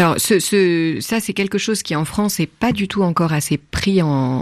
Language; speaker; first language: French; native; French